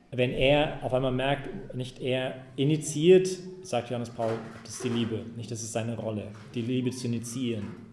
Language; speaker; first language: German; non-native, fluent; English